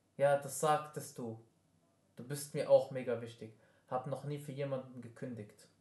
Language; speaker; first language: German; early bilingual, other home language; Arabic